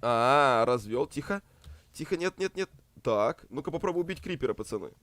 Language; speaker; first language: Russian; native; Russian